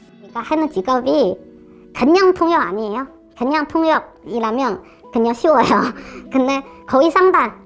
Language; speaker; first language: Korean; non-native, fluent; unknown